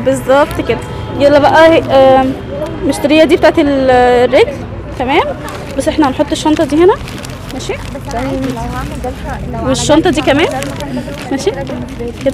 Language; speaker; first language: Arabic; native; Arabic